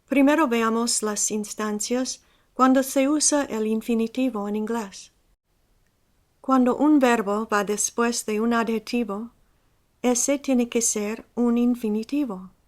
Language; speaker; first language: Spanish; non-native, fluent; English